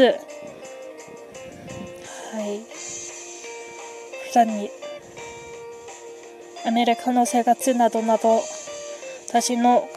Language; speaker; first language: Japanese; non-native, learner; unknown